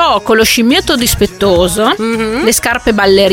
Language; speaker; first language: Italian; native; Italian